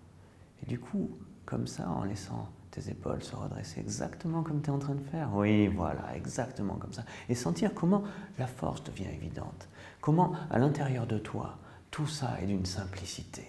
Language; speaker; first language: French; native; French